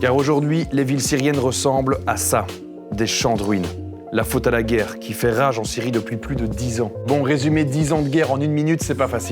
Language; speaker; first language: French; native; French